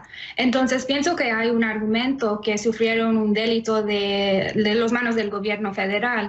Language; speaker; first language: Spanish; early bilingual, heritage; Spanish